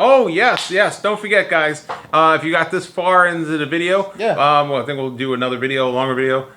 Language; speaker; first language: English; native; English